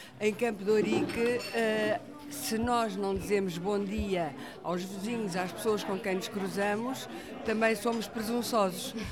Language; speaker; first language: Portuguese; native; Portuguese